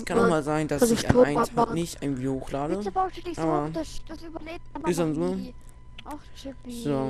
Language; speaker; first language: German; native; German